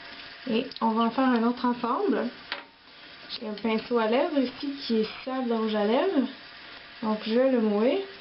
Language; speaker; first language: French; native; French